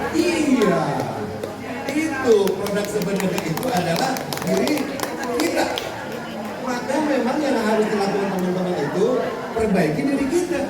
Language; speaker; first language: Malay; non-native, local second language; Sundanese